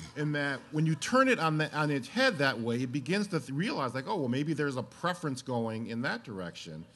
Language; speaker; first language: English; native; English